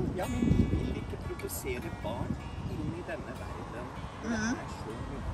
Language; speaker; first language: Norwegian; native; Norwegian